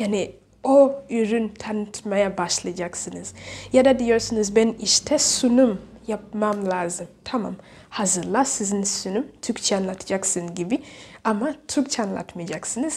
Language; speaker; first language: Turkish; non-native, learner; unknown